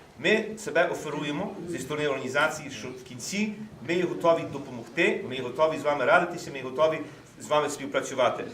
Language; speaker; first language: Ukrainian; early bilingual, heritage; Ukrainian